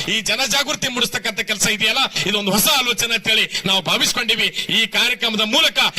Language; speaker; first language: Kannada; native; Kannada